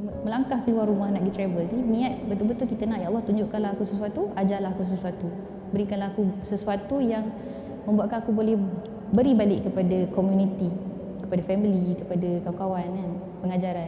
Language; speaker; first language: Malay; native; Malay